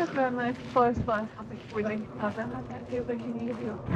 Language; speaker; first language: Finnish; native; Finnish